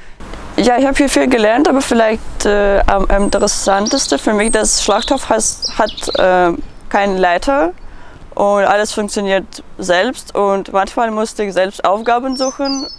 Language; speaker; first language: German; non-native, learner; Russian